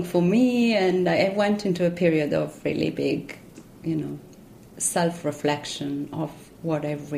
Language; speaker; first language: English; non-native, fluent; Italian